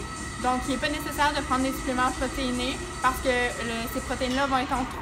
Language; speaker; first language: French; native; French